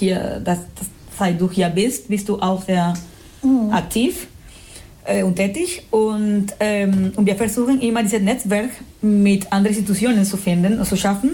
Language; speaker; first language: German; non-native, fluent; Spanish